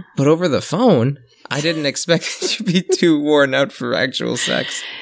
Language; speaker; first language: English; non-native, fluent; French